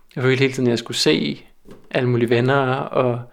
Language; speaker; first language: Danish; native; Danish